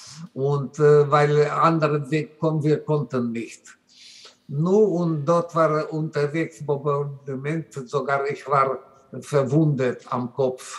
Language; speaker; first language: German; non-native, learner; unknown